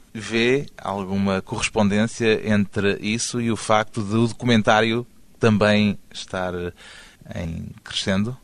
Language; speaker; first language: Portuguese; native; Portuguese